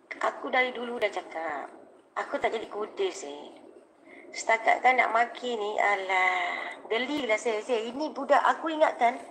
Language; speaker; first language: Malay; native; Malay